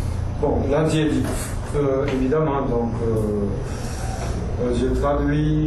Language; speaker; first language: French; non-native, fluent; Japanese